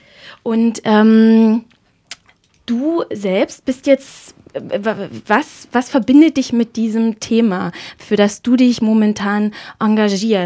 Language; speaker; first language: German; native; German